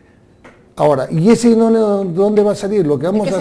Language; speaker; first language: Spanish; native; Spanish